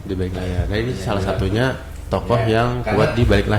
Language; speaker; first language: Indonesian; non-native, local second language; Banjar